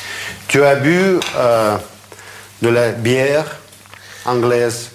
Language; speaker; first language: French; non-native, fluent; Russian